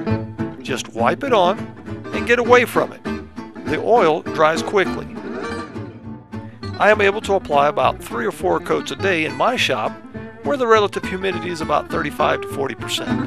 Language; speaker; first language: English; native; English